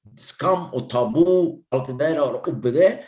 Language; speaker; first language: Norwegian; non-native, fluent; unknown